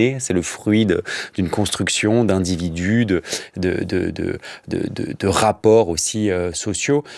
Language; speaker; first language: French; native; French